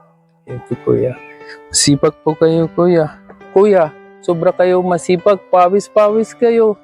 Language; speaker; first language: Filipino; non-native, learner; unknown